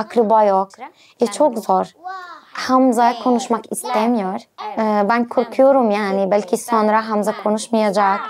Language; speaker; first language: Turkish; non-native, learner; Arabic